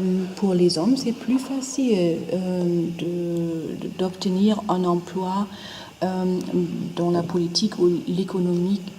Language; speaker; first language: French; non-native, fluent; German